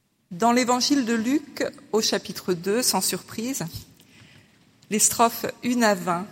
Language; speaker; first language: French; native; French